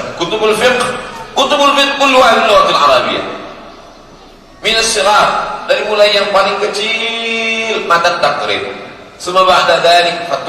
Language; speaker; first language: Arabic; non-native, fluent; Indonesian